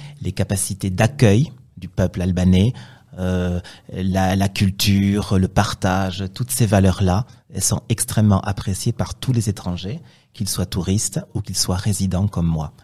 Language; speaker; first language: French; native; French